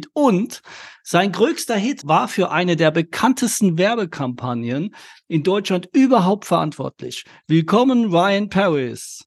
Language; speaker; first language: German; native; German